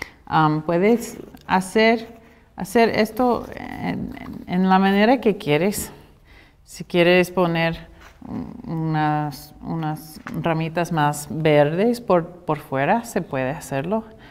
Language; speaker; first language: Spanish; non-native, fluent; English